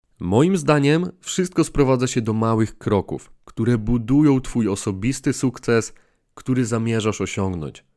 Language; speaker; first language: Polish; native; Polish